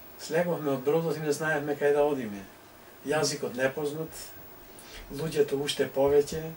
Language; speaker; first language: Macedonian; native; Macedonian